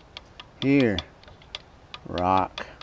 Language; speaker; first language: English; native; English